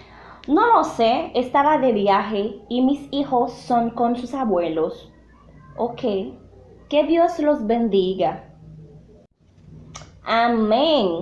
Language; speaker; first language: Spanish; non-native, learner; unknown